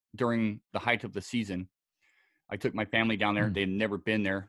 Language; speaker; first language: English; native; English